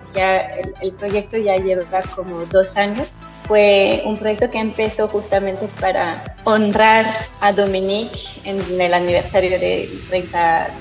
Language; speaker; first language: Spanish; non-native, fluent; French